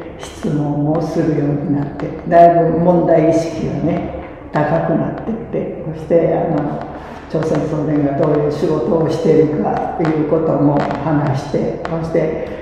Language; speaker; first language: Japanese; early bilingual, other home language; Korean